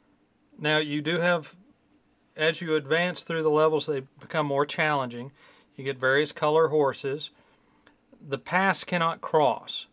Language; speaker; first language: English; native; English